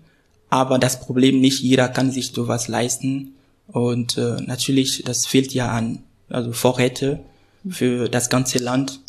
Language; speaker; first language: German; non-native, fluent; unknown